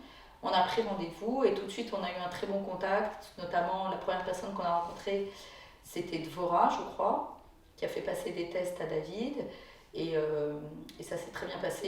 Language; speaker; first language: French; native; French